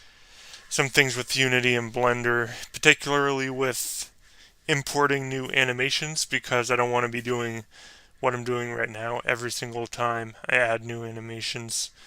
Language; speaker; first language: English; native; English